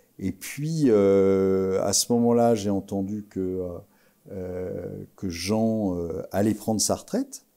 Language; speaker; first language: French; native; French